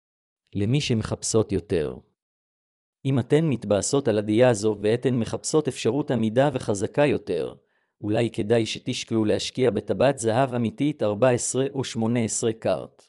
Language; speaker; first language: Hebrew; native; Hebrew